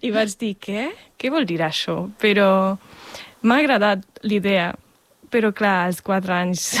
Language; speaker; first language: Catalan; non-native, fluent; German